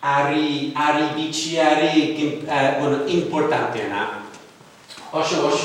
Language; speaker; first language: Basque; non-native, fluent; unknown